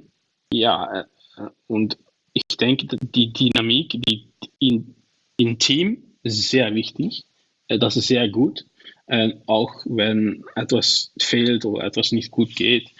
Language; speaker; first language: German; non-native, learner; Dutch